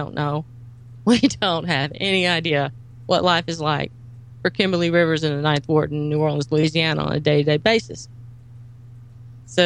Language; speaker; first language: English; native; English